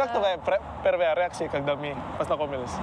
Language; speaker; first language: Russian; non-native, learner; Indonesian